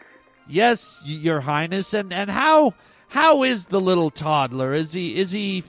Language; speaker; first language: English; native; English